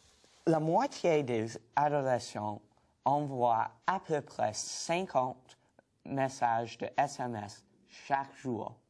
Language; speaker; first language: French; non-native, learner; English